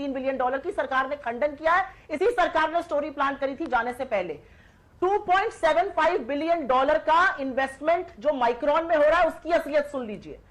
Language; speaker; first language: Hindi; native; Hindi